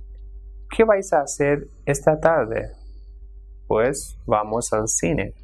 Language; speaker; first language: Spanish; non-native, fluent; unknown